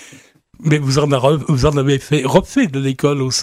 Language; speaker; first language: French; native; French